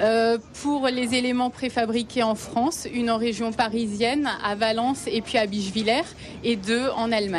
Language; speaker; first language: French; native; French